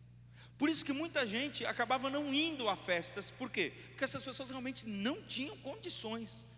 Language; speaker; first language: Portuguese; native; Portuguese